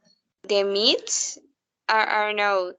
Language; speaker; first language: English; non-native, learner; Spanish